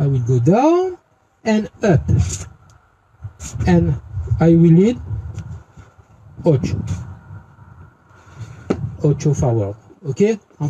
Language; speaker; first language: English; non-native, learner; French